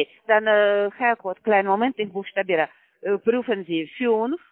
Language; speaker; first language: German; non-native, learner; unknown